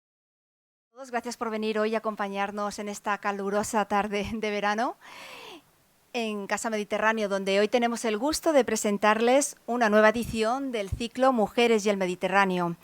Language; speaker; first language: Spanish; native; Spanish